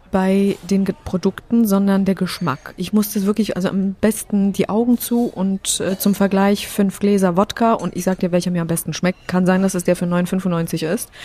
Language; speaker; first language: German; early bilingual, other home language; Polish